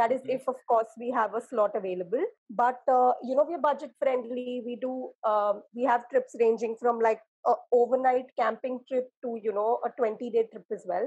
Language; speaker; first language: English; non-native, local second language; Hindi